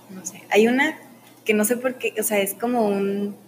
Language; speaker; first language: Spanish; native; Spanish